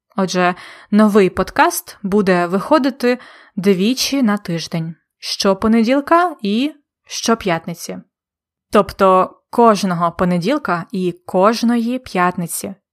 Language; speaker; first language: Ukrainian; native; Ukrainian